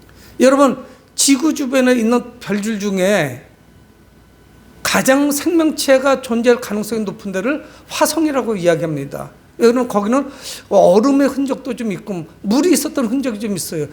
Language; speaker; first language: Korean; native; Korean